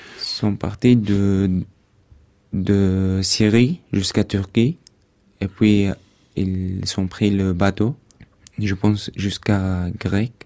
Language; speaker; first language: French; non-native, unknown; Arabic